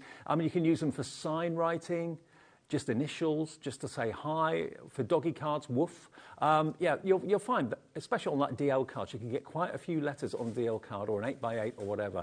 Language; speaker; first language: English; native; English